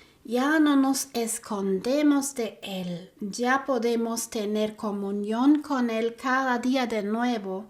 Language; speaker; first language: Spanish; non-native, fluent; German